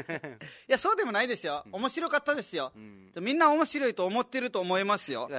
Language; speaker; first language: Japanese; non-native, fluent; Nepali